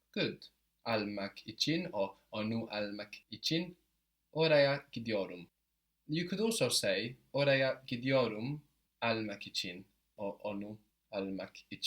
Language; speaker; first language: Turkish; non-native, fluent; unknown